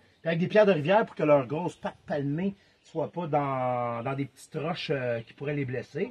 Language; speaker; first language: French; native; French